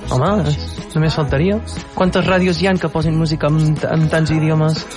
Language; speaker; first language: Catalan; native; Catalan